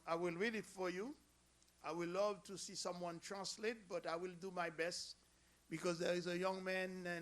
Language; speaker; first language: English; non-native, learner; Haitian Creole